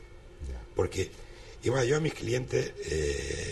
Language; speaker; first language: Spanish; native; Spanish